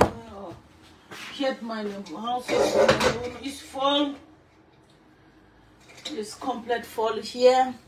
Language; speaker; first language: German; non-native, learner; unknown